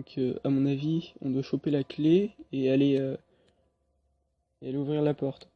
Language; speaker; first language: French; native; French